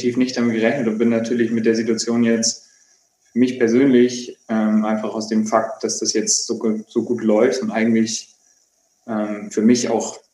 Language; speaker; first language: German; native; German